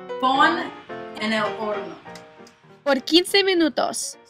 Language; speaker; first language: Spanish; non-native, learner; English